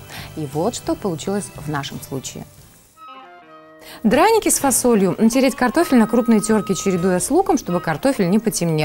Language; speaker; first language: Russian; native; Russian